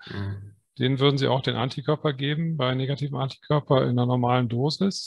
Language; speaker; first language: German; native; German